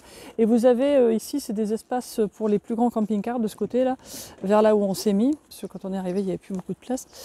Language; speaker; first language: French; native; French